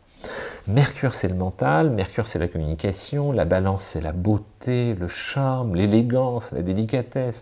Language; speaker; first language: French; native; French